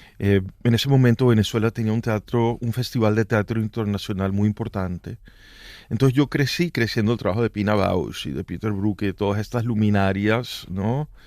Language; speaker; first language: Spanish; native; Spanish